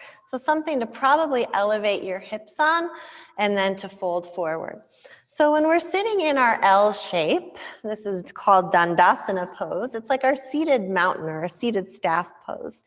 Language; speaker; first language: English; native; English